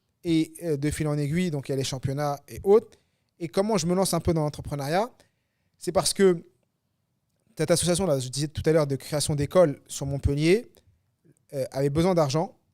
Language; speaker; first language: French; native; French